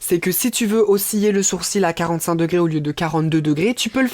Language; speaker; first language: French; native; French